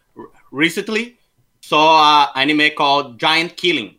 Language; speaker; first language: English; non-native, fluent; Portuguese